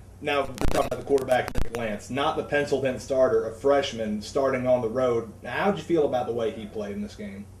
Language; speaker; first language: English; native; English